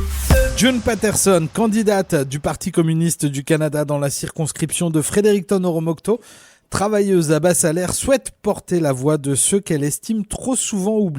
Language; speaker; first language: French; native; French